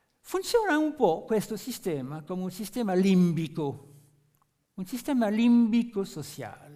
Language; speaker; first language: Italian; non-native, fluent; French